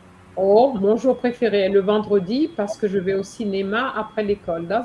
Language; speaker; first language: French; non-native, fluent; English